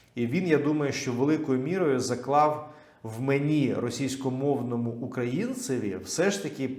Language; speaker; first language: Ukrainian; non-native, local second language; Russian